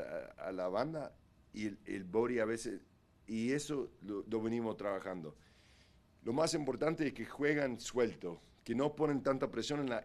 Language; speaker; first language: Spanish; early bilingual, heritage; Spanish